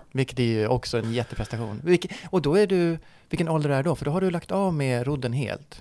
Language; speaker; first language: Swedish; native; Swedish